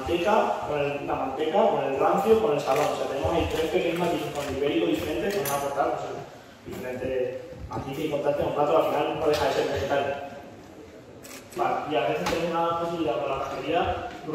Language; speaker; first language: Spanish; native; Spanish